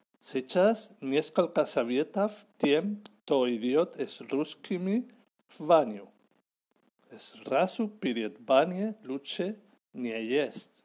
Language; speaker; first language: Russian; non-native, learner; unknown